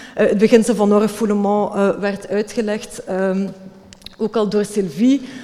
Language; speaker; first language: Dutch; native; Dutch